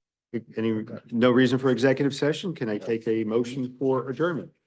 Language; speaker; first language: English; native; English